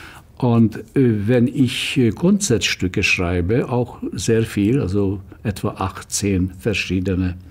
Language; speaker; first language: German; non-native, fluent; Hungarian